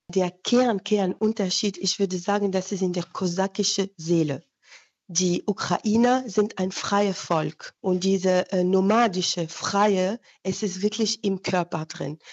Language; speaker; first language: German; non-native, fluent; Ukrainian